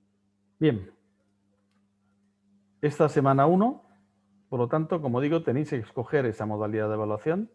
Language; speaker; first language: Spanish; native; Spanish